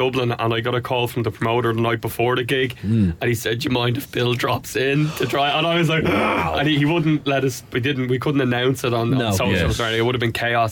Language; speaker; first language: English; native; English